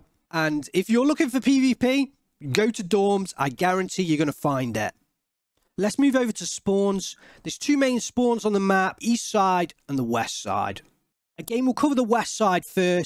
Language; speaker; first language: English; native; English